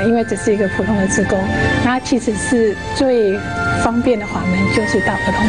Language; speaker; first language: Chinese; native; Chinese